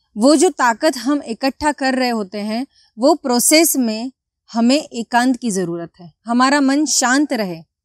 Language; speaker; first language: Hindi; non-native, local second language; Marathi